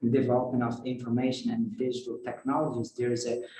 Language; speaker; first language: English; non-native, fluent; Kazakh